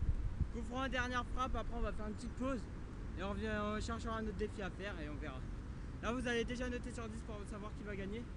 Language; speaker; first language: French; native; French